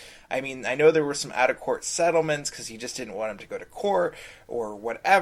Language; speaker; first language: English; native; English